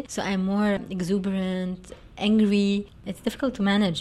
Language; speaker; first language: English; non-native, fluent; Arabic